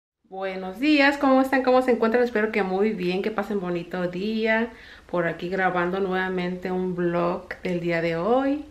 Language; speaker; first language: Spanish; native; Spanish